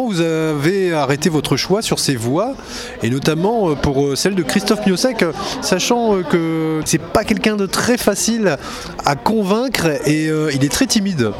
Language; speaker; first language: French; native; French